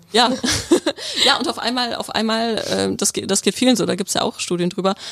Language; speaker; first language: German; native; German